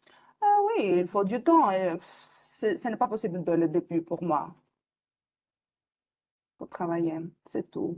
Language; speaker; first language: French; non-native, fluent; Greek